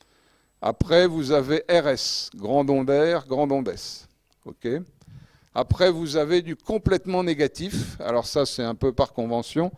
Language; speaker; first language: French; native; French